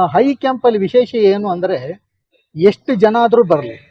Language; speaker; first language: Kannada; native; Kannada